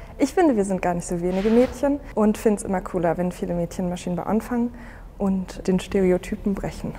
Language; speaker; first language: German; native; German